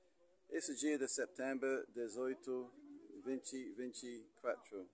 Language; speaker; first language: Portuguese; non-native, learner; English